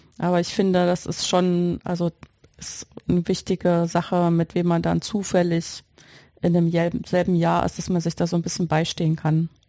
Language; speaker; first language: German; native; German